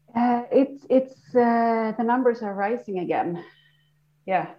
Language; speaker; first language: English; non-native, fluent; Swedish